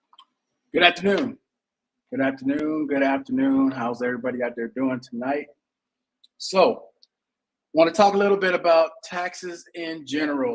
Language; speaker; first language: English; native; English